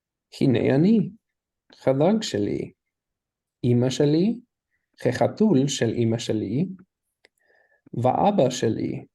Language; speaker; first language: Hebrew; non-native, fluent; English